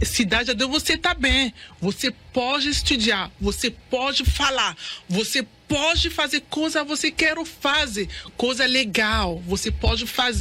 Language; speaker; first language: Portuguese; non-native, learner; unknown